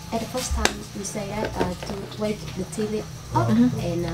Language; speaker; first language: English; non-native, learner; Vietnamese